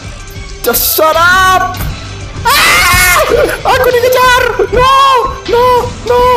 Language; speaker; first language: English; non-native, learner; Indonesian